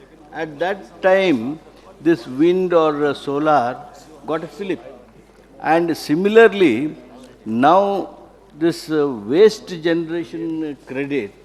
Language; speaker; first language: English; non-native, local second language; Kannada